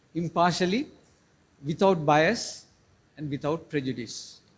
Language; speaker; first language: English; non-native, local second language; Sinhala